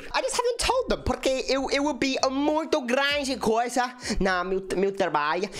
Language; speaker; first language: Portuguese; non-native, learner; English